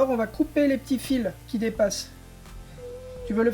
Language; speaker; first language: French; native; French